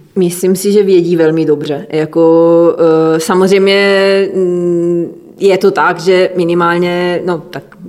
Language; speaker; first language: Czech; non-native, fluent; Italian